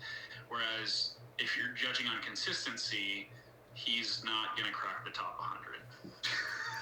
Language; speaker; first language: English; native; English